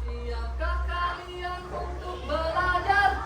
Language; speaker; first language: Indonesian; native; Indonesian